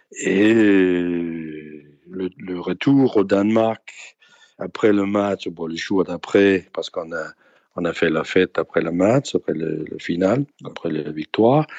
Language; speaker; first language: French; non-native, fluent; Danish